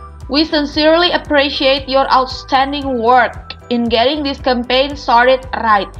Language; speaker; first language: English; non-native, fluent; Indonesian